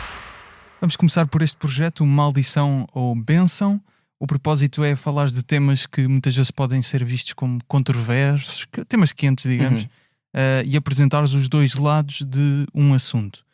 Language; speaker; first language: Portuguese; native; Portuguese